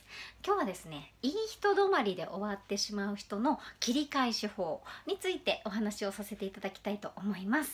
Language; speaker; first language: Japanese; native; Japanese